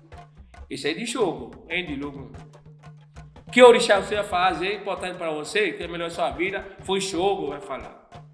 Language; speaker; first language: Portuguese; non-native, learner; Yoruba